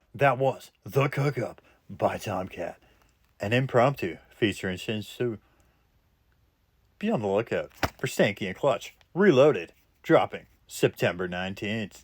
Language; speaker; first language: English; native; English